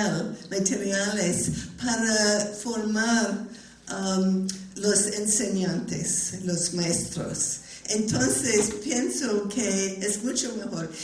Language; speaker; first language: Spanish; non-native, learner; English